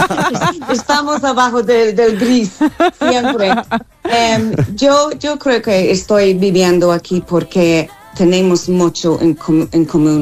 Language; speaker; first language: Spanish; non-native, fluent; English